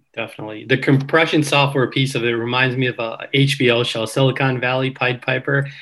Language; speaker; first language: English; early bilingual, other home language; Hindi